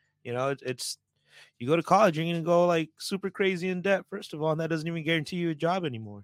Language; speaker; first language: English; early bilingual, other home language; Spanish